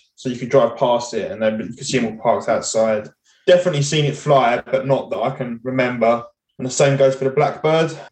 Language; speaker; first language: English; native; English